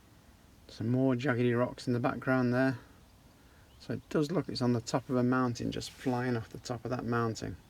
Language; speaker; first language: English; native; English